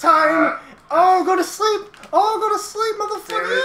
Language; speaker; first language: English; native; English